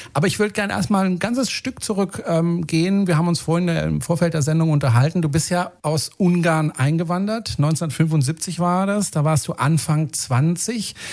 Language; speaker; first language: German; native; German